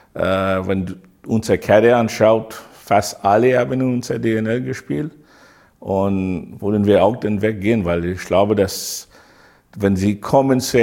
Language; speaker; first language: German; non-native, learner; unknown